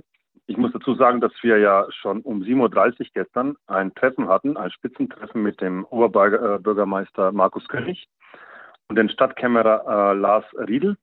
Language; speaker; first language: German; native; German